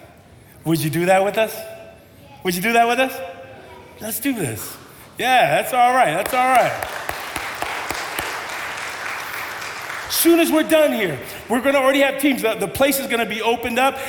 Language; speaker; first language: English; native; English